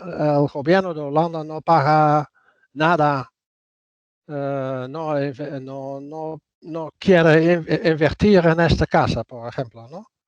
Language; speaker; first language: Spanish; non-native, fluent; Dutch